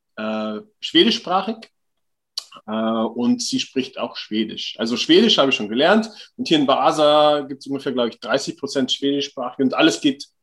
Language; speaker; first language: German; native; German